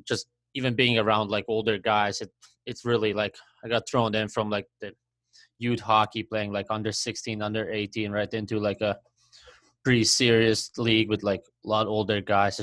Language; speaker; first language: English; non-native, fluent; Latvian